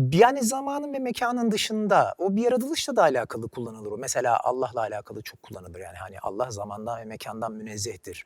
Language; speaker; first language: Turkish; native; Turkish